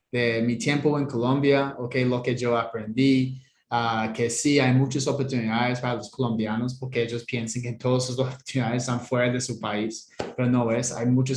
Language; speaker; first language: Spanish; non-native, fluent; English